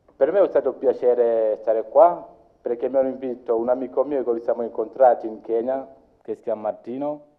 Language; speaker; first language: Italian; non-native, learner; Luo (Kenya and Tanzania)